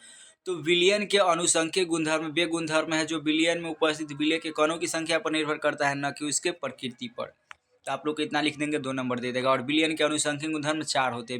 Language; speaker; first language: Hindi; native; Hindi